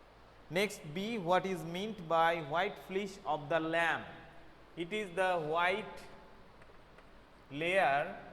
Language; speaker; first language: English; non-native, local second language; Bangla